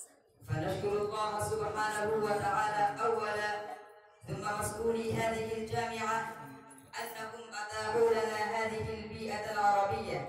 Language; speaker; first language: Arabic; non-native, learner; Urdu